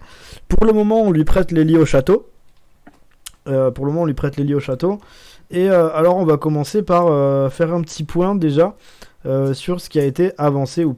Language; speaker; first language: French; native; French